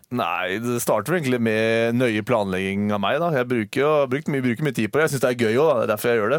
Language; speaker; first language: Norwegian; native; Norwegian